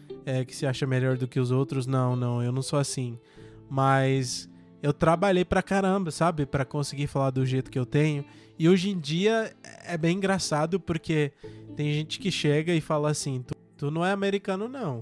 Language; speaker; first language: Portuguese; non-native, fluent; English